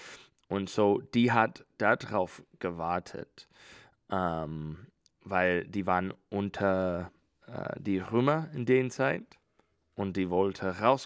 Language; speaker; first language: German; non-native, learner; English